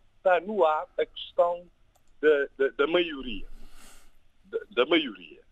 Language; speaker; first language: Portuguese; non-native, local second language; Kabuverdianu